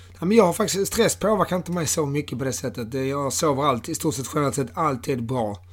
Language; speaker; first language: Swedish; native; Swedish